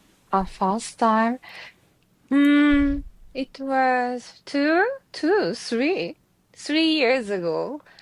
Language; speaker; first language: English; non-native, learner; Japanese